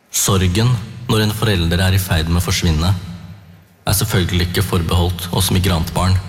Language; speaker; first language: Norwegian; early bilingual, other home language; Tamil